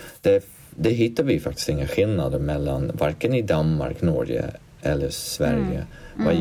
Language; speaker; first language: Swedish; non-native, fluent; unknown